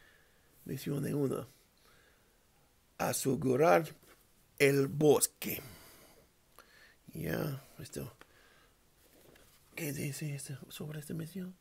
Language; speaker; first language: Spanish; non-native, learner; English